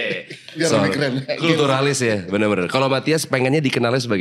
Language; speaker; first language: Indonesian; native; Indonesian